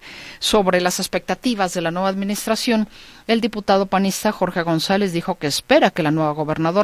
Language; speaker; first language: Spanish; native; Spanish